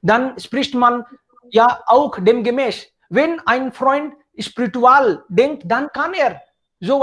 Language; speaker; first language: German; non-native, fluent; Hindi